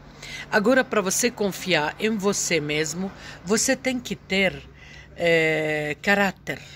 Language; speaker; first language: Portuguese; non-native, fluent; Arabic